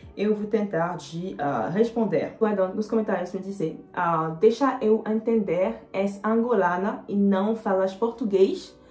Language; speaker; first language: Portuguese; non-native, fluent; French